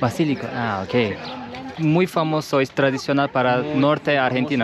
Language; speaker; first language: Spanish; non-native, learner; Turkish